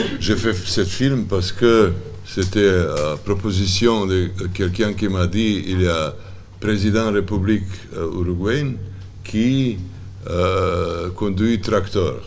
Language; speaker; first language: French; non-native, learner; Serbian